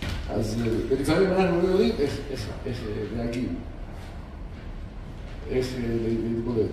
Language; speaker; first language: Hebrew; non-native, fluent; Spanish